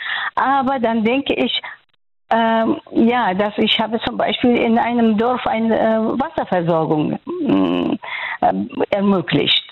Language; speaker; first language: German; non-native, fluent; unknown